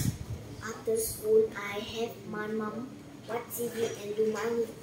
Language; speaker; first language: English; non-native, learner; Vietnamese